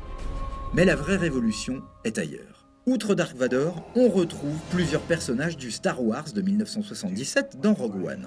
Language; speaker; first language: French; native; French